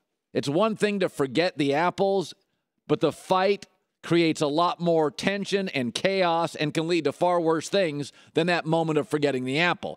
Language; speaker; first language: English; native; English